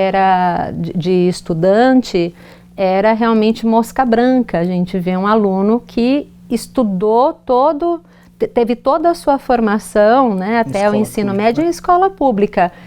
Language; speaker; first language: Portuguese; native; Portuguese